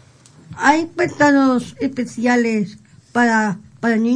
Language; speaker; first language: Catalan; non-native, learner; Spanish